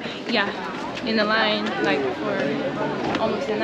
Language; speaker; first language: English; non-native, learner; Portuguese